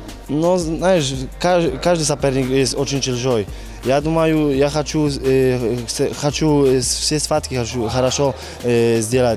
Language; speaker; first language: Russian; non-native, learner; Polish